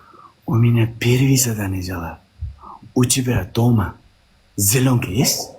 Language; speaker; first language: Russian; non-native, learner; Uzbek